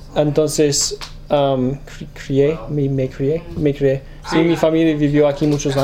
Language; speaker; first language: Spanish; early bilingual, other home language; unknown